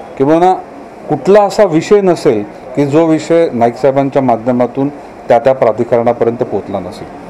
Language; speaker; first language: Marathi; native; Marathi